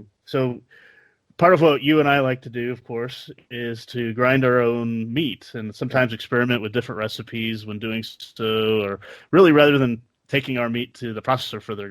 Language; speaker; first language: English; native; English